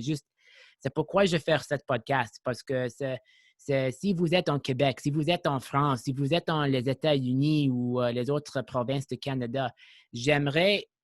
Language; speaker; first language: French; non-native, local second language; English